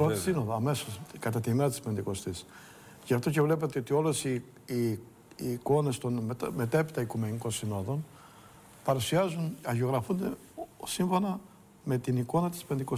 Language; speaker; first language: Greek; native; Greek